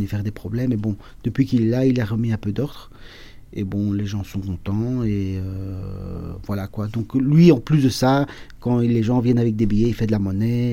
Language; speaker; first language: French; early bilingual, other home language; Spanish